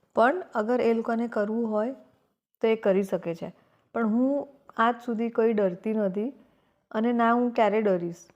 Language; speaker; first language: Gujarati; native; Gujarati